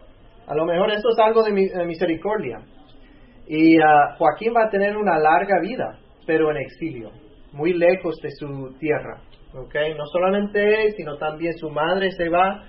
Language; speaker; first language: Spanish; native; Spanish